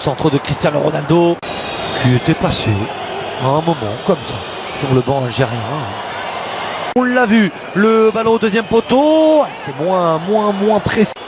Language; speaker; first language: French; native; French